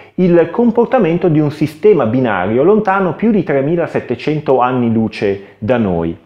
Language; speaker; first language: Italian; native; Italian